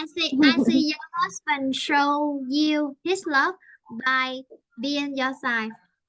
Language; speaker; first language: English; non-native, fluent; Vietnamese